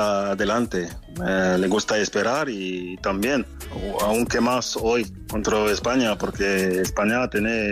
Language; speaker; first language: Spanish; non-native, fluent; French